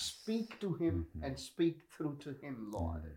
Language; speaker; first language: English; non-native, local second language; Urdu